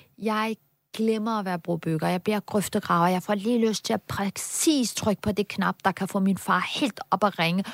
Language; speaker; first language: Danish; early bilingual, other home language; Turkish